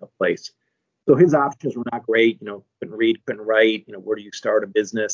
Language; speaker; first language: English; native; English